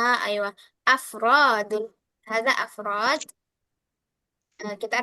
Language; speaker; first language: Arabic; non-native, fluent; Indonesian